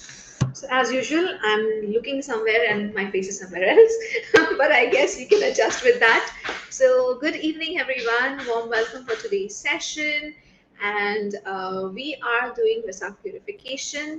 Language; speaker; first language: English; non-native, local second language; Hindi